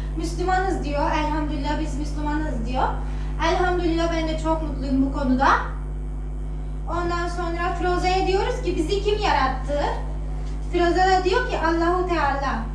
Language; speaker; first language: Turkish; native; Turkish